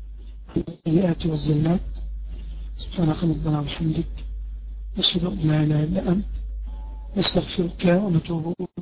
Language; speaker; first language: Arabic; native; Arabic